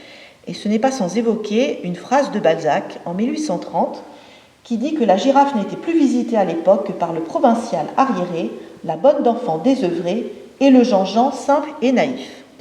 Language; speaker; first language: French; native; French